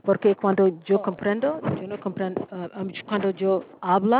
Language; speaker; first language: Spanish; non-native, learner; English